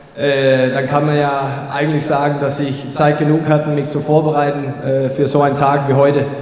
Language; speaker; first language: German; non-native, fluent; Danish